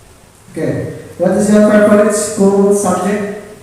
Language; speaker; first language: English; non-native, learner; Indonesian